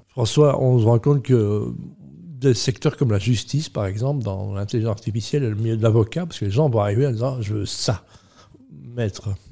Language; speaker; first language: French; native; French